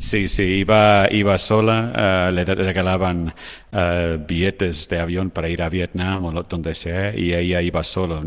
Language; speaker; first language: Spanish; non-native, fluent; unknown